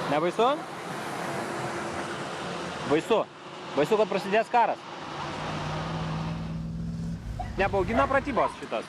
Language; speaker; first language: Lithuanian; native; Lithuanian